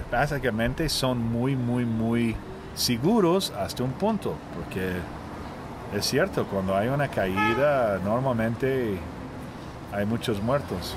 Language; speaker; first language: Spanish; non-native, learner; English